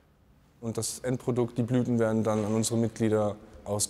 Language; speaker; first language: German; native; German